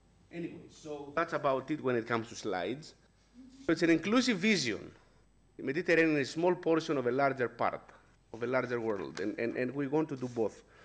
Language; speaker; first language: English; non-native, fluent; Greek